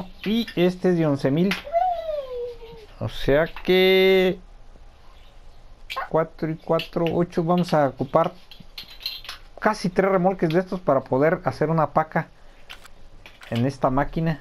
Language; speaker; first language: Spanish; native; Spanish